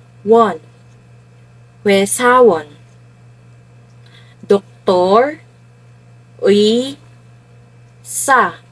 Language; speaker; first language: Korean; non-native, fluent; Filipino